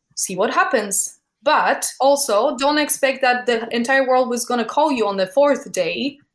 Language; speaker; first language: English; non-native, fluent; Polish